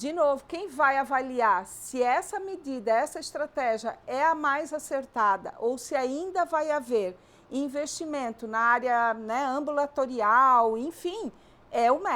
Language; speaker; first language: Portuguese; native; Portuguese